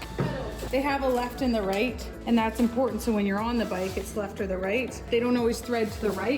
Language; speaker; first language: English; native; English